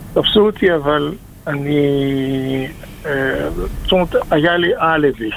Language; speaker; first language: Hebrew; non-native, fluent; Russian